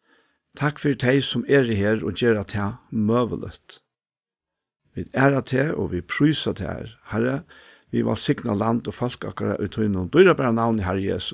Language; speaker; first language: Danish; non-native, local second language; Faroese